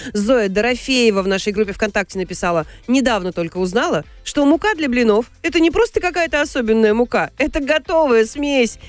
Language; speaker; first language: Russian; native; Russian